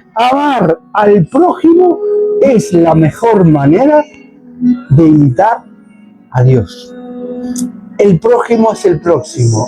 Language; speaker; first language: Spanish; native; Spanish